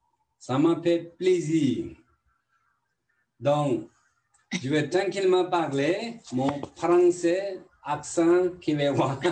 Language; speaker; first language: French; non-native, learner; Tibetan